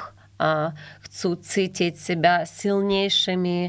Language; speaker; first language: Slovak; non-native, learner; Ukrainian